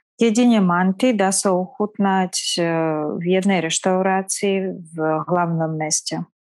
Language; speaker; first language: Slovak; non-native, fluent; Kazakh